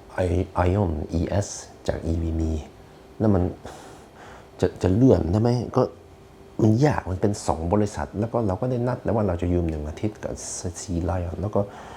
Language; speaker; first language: Thai; non-native, fluent; Norwegian